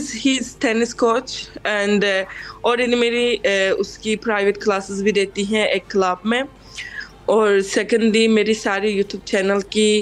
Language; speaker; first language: Hindi; non-native, fluent; Turkish